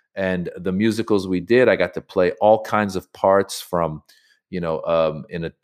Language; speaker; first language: English; native; English